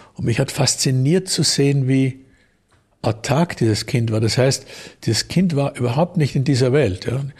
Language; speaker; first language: German; native; German